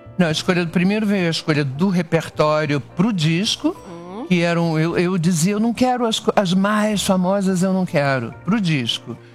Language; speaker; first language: Portuguese; native; Portuguese